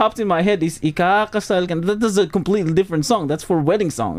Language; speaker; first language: English; non-native, local second language; Pampanga